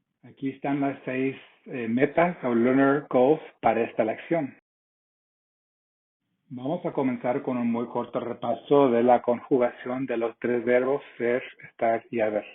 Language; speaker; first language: Spanish; non-native, fluent; English